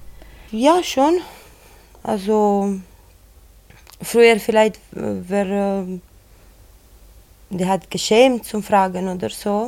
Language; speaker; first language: German; non-native, learner; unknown